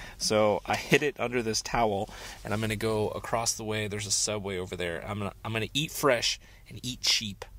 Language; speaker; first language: English; native; English